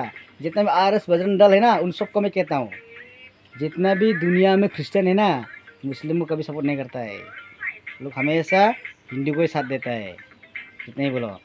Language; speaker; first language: Hindi; non-native, local second language; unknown